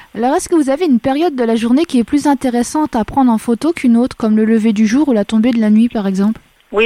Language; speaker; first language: French; native; French